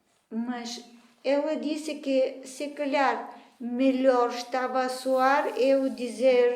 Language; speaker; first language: Portuguese; non-native, fluent; Bulgarian